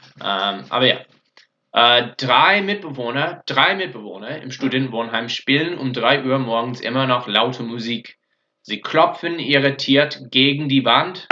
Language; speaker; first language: German; non-native, fluent; English